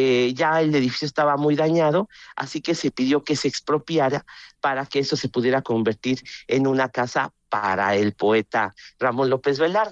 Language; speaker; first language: Spanish; native; Spanish